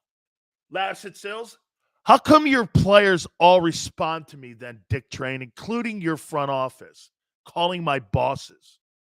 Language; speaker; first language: English; native; English